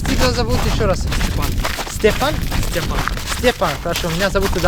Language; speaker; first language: Russian; non-native, learner; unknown